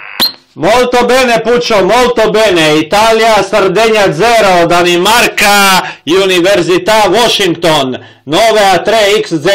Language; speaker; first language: Italian; non-native, learner; Croatian